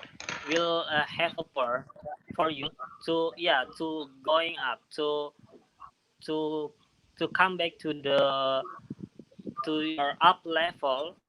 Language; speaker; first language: English; non-native, learner; Indonesian